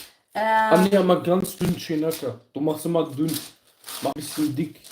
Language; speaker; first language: German; early bilingual, other home language; Kurdish